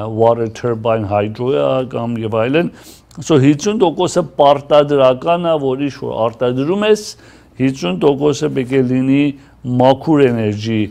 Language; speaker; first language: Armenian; early bilingual, heritage; Armenian